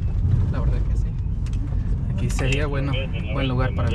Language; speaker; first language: Spanish; non-native, fluent; English